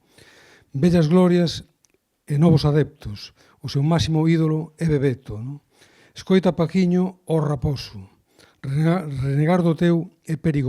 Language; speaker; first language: Spanish; native; Spanish